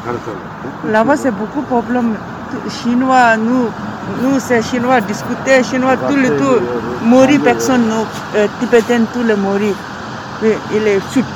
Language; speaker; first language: French; non-native, learner; Tibetan